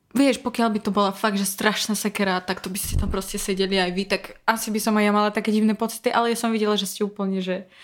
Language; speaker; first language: Slovak; non-native, fluent; Russian